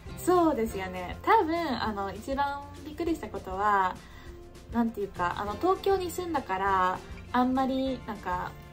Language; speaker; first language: Japanese; non-native, fluent; English